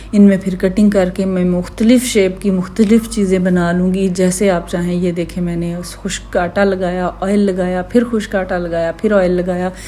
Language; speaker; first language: Urdu; native; Urdu